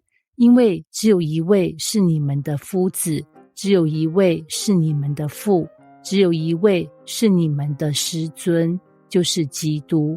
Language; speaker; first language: Chinese; native; Chinese